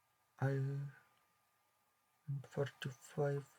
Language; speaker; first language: English; non-native, fluent; Polish